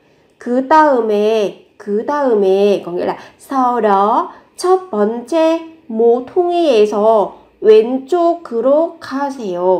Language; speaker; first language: Korean; non-native, fluent; Vietnamese